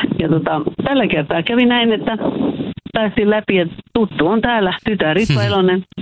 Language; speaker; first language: Finnish; early bilingual, heritage; Finnish